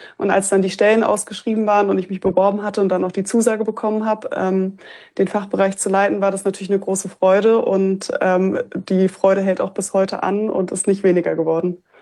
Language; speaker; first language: German; native; German